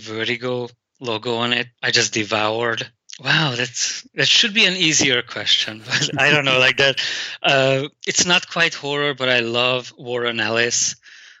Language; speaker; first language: English; non-native, fluent; Hungarian